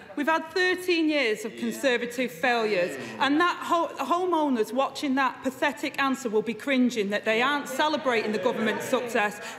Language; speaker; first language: English; native; English